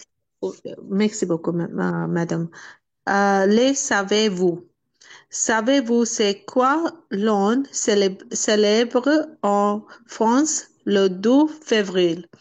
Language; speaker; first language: French; non-native, learner; Dutch